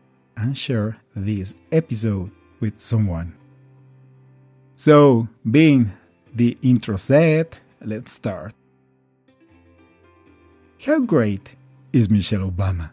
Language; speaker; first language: English; non-native, fluent; Spanish